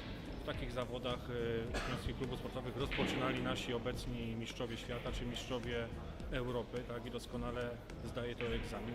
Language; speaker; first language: Polish; native; Polish